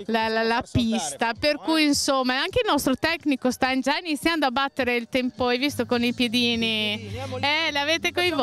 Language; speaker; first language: Italian; native; Italian